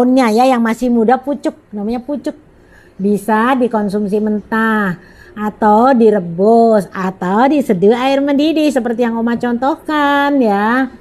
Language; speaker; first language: Indonesian; native; Indonesian